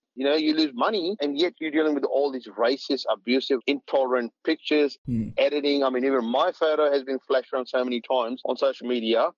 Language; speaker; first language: English; non-native, local second language; Punjabi